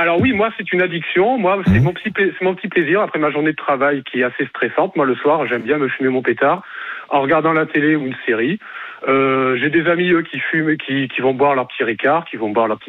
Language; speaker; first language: French; native; French